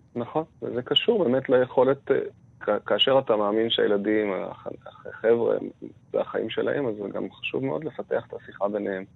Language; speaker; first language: Hebrew; native; Hebrew